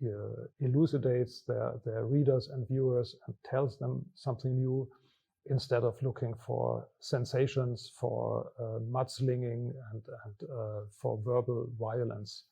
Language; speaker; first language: English; non-native, fluent; German